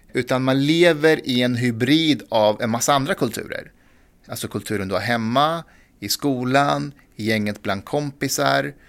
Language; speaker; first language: Swedish; early bilingual, other home language; Persian